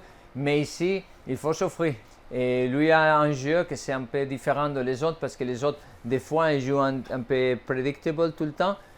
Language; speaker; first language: French; non-native, fluent; Spanish